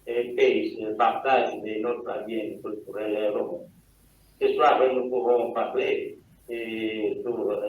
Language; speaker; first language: French; non-native, learner; Italian